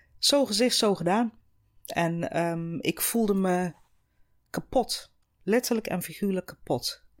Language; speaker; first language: Dutch; non-native, fluent; English